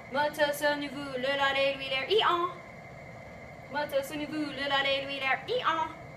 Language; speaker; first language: French; non-native, fluent; English